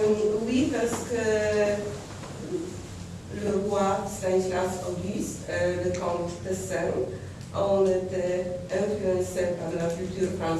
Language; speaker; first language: French; non-native, learner; Polish